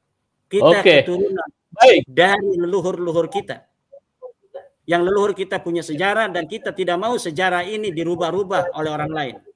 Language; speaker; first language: Indonesian; native; Indonesian